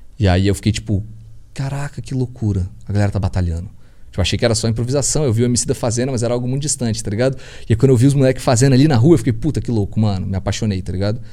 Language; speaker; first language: Portuguese; native; Portuguese